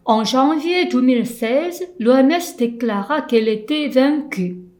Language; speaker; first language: French; non-native, fluent; Korean